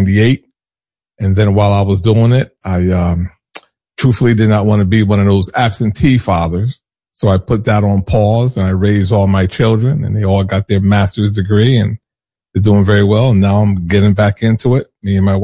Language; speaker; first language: English; native; English